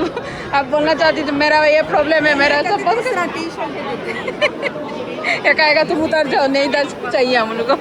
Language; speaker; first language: Hindi; non-native, learner; Bangla